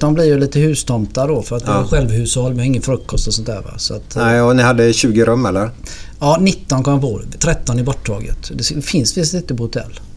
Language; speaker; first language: Swedish; native; Swedish